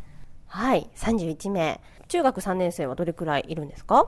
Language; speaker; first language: Japanese; native; Japanese